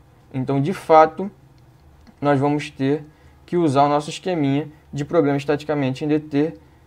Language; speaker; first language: Portuguese; native; Portuguese